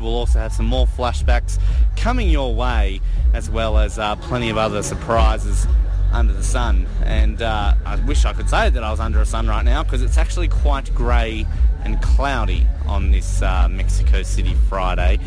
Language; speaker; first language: English; native; English